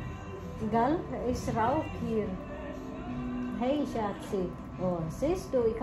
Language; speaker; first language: German; non-native, fluent; Filipino